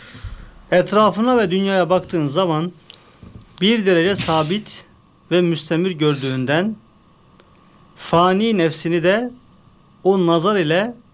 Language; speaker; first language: Turkish; native; Turkish